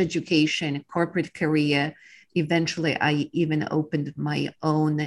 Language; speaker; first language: English; non-native, fluent; Polish